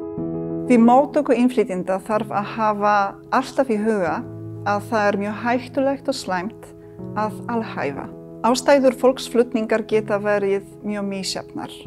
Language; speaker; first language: Icelandic; non-native, fluent; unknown